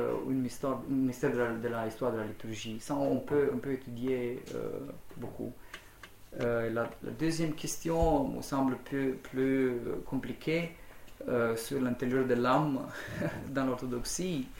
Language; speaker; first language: French; non-native, fluent; Romanian